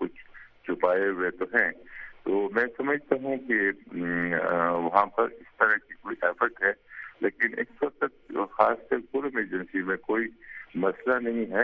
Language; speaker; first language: Urdu; native; Urdu